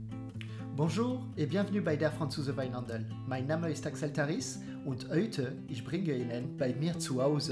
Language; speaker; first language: German; non-native, fluent; French